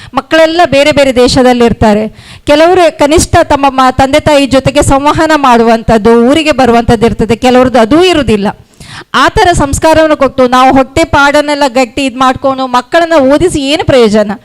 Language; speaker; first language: Kannada; non-native, local second language; Tulu